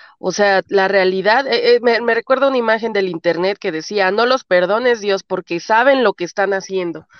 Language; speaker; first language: Spanish; native; Spanish